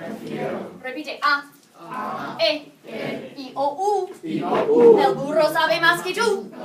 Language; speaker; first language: Spanish; non-native, fluent; English